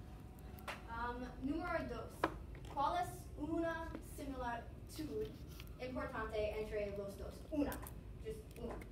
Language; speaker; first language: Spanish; non-native, learner; English